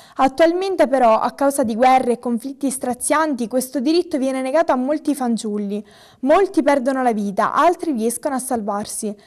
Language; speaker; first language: Italian; native; Italian